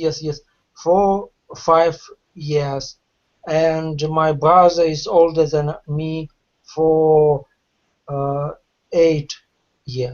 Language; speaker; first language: English; non-native, learner; Russian